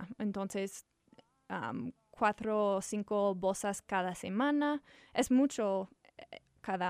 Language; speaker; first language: Spanish; non-native, learner; English